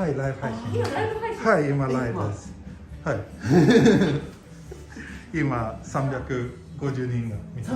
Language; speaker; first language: Japanese; non-native, fluent; Swedish